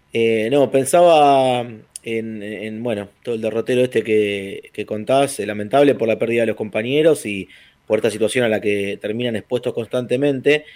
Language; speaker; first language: Spanish; native; Spanish